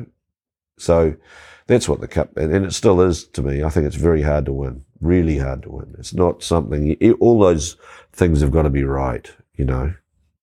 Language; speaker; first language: English; native; English